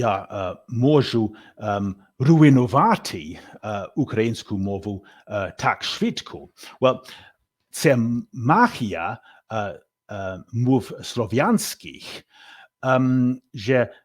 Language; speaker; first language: Ukrainian; non-native, learner; English